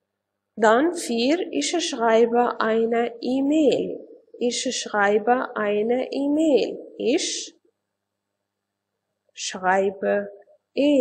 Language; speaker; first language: German; non-native, fluent; Arabic